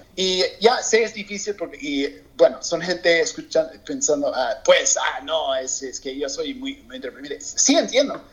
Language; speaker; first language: Spanish; non-native, learner; English